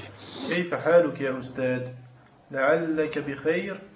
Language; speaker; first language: Arabic; non-native, learner; French